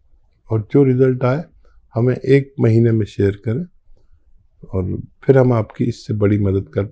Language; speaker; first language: Hindi; native; Hindi